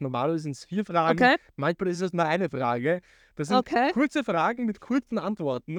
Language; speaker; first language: German; native; German